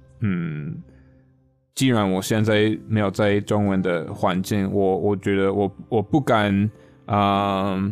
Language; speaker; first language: Chinese; non-native, fluent; English